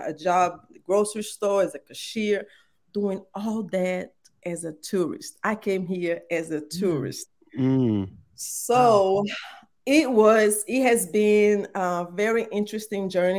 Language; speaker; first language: English; non-native, fluent; Portuguese